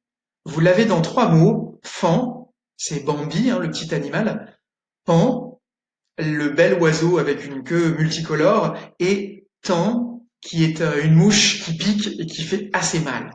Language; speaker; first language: French; native; French